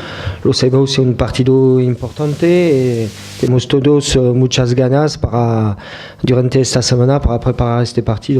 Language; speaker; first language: Spanish; non-native, fluent; French